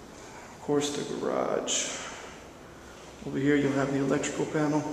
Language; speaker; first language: English; native; English